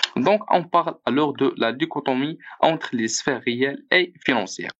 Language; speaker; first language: French; non-native, local second language; Arabic